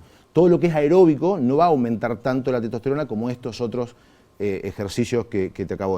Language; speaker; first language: Spanish; native; Spanish